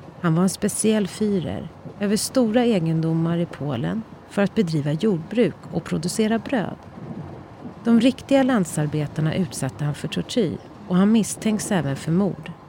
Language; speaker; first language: Swedish; native; Swedish